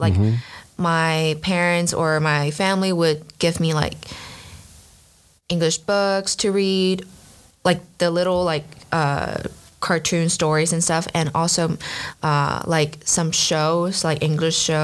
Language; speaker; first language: English; non-native, fluent; Chinese